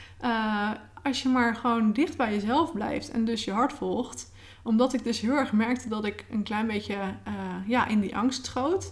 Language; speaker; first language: Dutch; native; Dutch